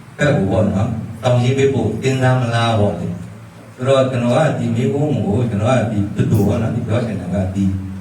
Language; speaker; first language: Burmese; non-native, local second language; Mon